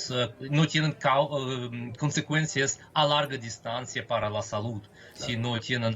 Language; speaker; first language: Spanish; non-native, fluent; Russian